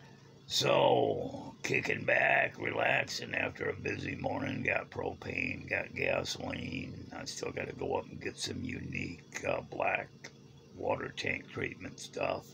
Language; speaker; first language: English; native; English